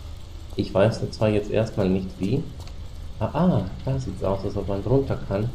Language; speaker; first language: German; native; German